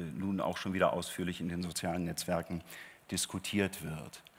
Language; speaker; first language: German; native; German